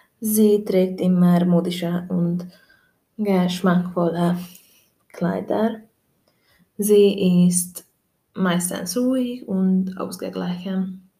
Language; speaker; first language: German; non-native, learner; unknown